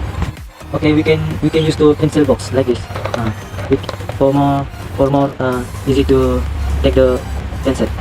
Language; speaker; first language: English; non-native, local second language; Malay